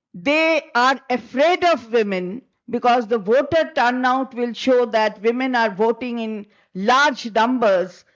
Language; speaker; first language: English; non-native, local second language; Bangla